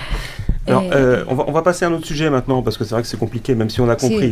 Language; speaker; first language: French; native; French